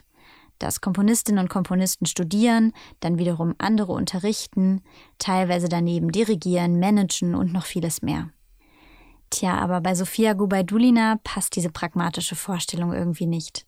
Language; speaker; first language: German; native; German